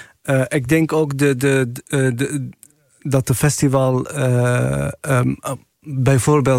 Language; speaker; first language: Dutch; non-native, fluent; Arabic